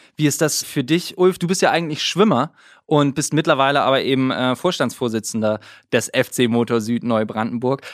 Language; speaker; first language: German; native; German